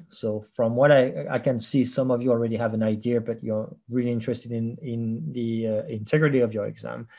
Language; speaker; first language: English; non-native, fluent; French